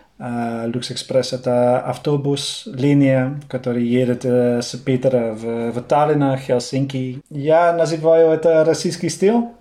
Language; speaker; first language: Russian; non-native, fluent; Dutch